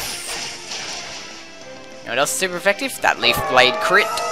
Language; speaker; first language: English; native; English